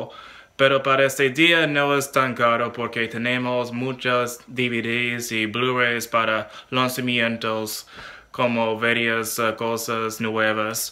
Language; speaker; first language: Spanish; non-native, learner; English